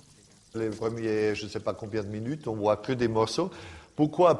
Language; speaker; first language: French; non-native, fluent; German